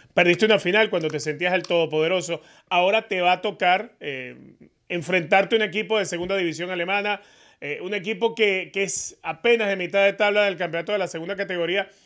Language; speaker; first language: Spanish; native; Spanish